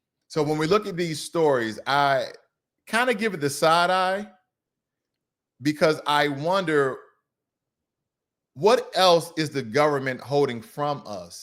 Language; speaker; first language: English; native; English